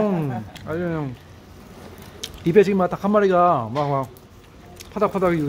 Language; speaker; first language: Korean; native; Korean